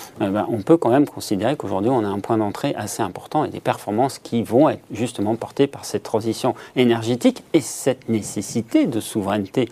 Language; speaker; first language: French; native; French